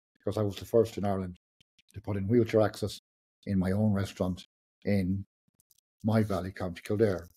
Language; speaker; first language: English; non-native, local second language; Irish